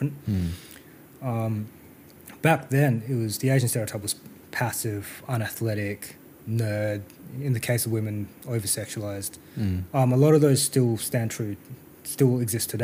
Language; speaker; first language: English; native; English